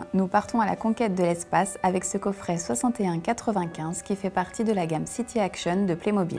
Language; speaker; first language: French; native; French